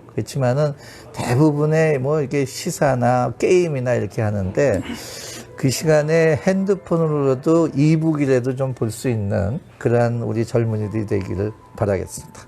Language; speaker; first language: Korean; native; Korean